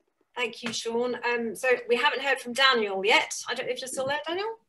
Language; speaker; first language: English; native; English